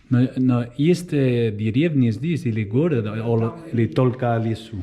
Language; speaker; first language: Russian; non-native, learner; Spanish